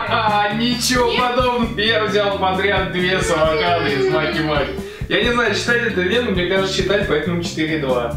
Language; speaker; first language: Russian; native; Russian